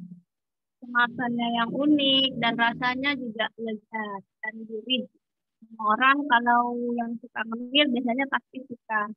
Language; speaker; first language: Indonesian; native; Indonesian